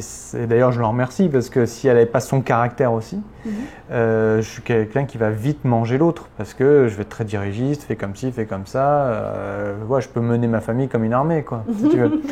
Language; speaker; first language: French; native; French